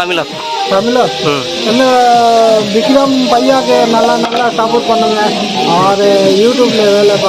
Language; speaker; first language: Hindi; non-native, local second language; Tamil